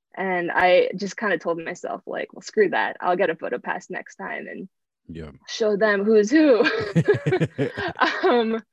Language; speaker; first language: English; early bilingual, other home language; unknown